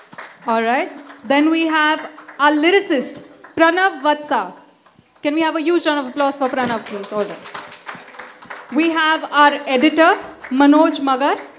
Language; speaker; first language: Hindi; native; Hindi